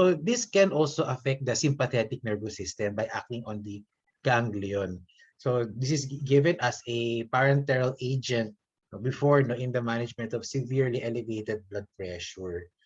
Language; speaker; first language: English; non-native, local second language; Filipino